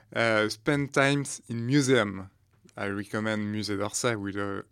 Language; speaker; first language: English; non-native, fluent; French